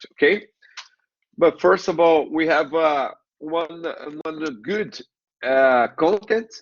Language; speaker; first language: English; non-native, learner; Portuguese